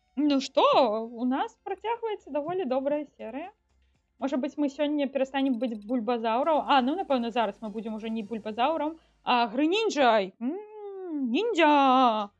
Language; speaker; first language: Belarusian; non-native, local second language; Russian